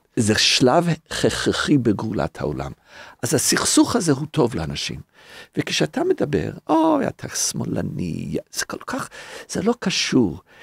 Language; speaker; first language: Hebrew; non-native, fluent; English